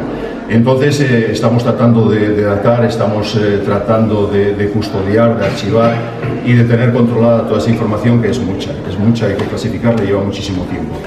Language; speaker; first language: Spanish; native; Spanish